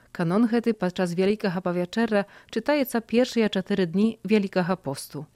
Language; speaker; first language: Belarusian; native; Belarusian